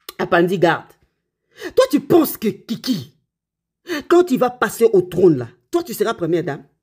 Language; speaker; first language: French; non-native, local second language; Lingala